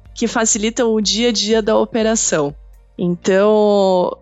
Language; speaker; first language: Portuguese; native; Portuguese